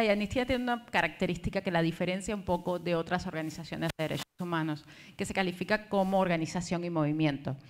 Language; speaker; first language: Spanish; native; Spanish